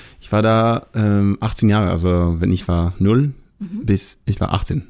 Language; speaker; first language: German; non-native, fluent; Hebrew